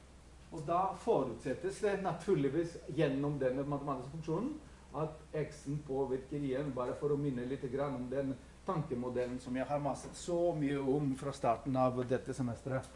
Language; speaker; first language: Norwegian; non-native, fluent; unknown